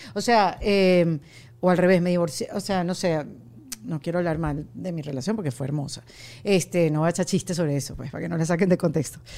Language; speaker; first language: Spanish; native; Spanish